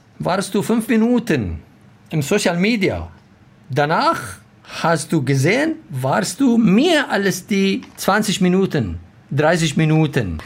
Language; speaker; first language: German; non-native, learner; Arabic